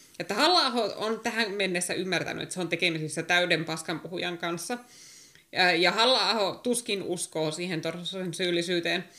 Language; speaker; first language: Finnish; native; Finnish